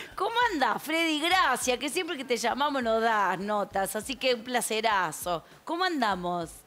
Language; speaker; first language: Spanish; native; Spanish